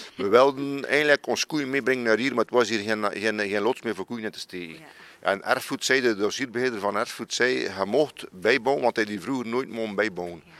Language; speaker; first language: Dutch; native; Dutch